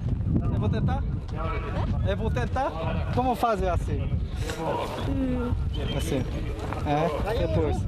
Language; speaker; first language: Portuguese; non-native, learner; Korean